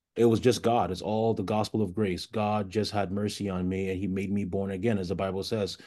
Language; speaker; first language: English; early bilingual, other home language; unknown